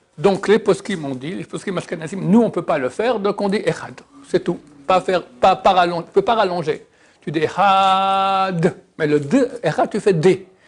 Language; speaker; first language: French; native; French